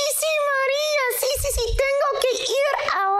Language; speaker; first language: Spanish; non-native, learner; English